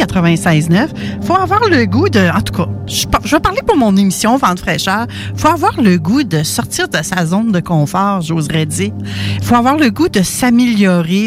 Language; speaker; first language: French; native; French